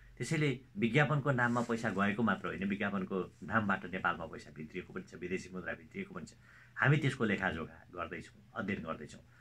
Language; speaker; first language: Nepali; native; Nepali